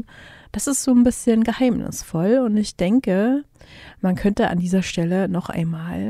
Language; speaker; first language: German; native; German